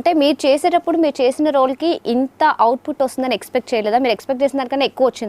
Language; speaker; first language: Telugu; native; Telugu